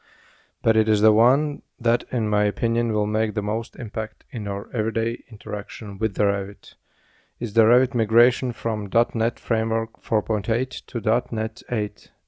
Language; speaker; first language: English; non-native, fluent; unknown